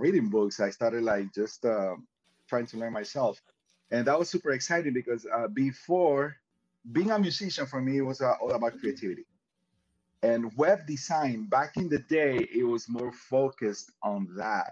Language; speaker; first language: English; non-native, fluent; Spanish